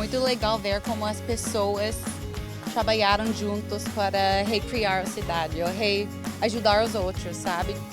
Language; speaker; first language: Portuguese; non-native, fluent; English